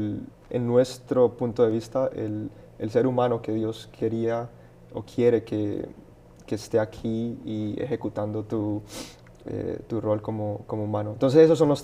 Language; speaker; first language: Spanish; early bilingual, heritage; Spanish